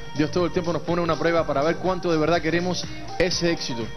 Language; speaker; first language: Spanish; native; Spanish